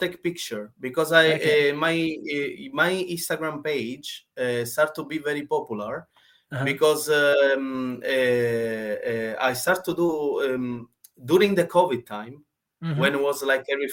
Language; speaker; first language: English; non-native, learner; Italian